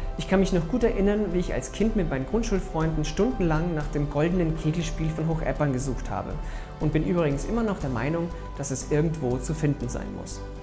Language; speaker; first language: German; native; German